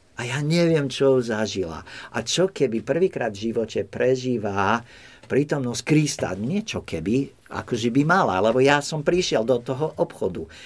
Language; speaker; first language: Slovak; non-native, fluent; English